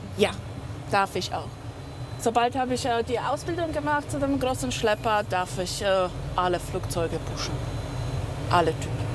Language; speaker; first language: German; early bilingual, other home language; Polish